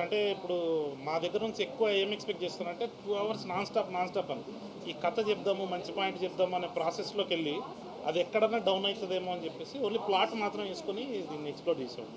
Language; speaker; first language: Telugu; native; Telugu